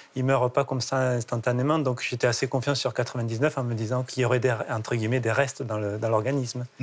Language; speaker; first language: French; native; French